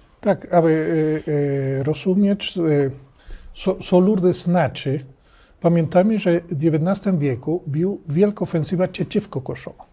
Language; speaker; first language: Polish; non-native, learner; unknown